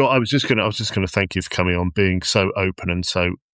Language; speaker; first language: English; native; English